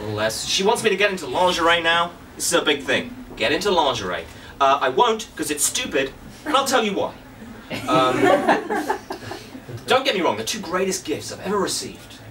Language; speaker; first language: English; native; English